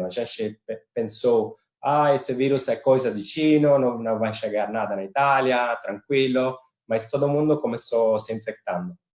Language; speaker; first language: Portuguese; non-native, fluent; Italian